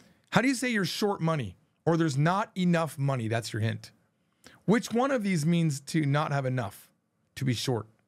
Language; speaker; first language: English; native; English